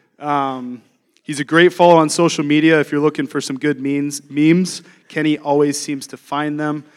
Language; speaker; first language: English; native; English